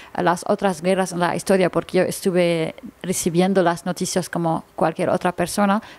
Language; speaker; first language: Spanish; non-native, learner; Arabic